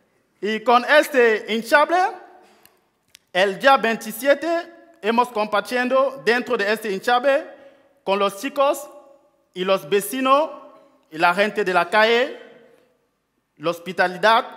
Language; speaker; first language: Spanish; non-native, fluent; French